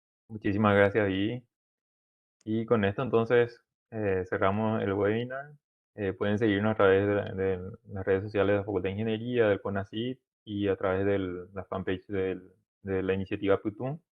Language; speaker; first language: Spanish; native; Spanish